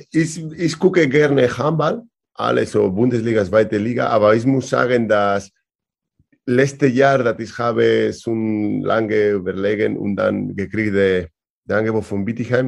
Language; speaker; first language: German; non-native, learner; Spanish